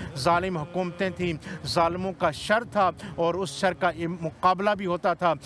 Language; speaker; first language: Urdu; native; Urdu